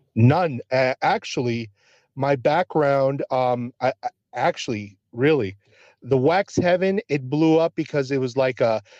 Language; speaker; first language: English; early bilingual, other home language; Spanish